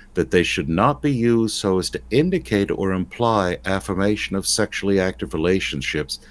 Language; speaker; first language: English; native; English